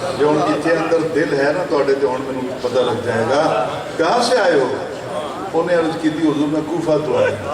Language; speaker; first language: Urdu; non-native, local second language; Saraiki